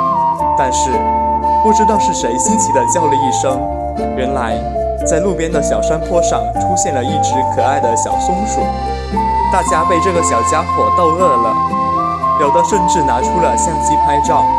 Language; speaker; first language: Chinese; native; Chinese